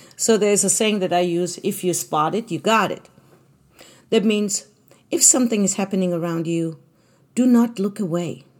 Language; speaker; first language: English; non-native, fluent; German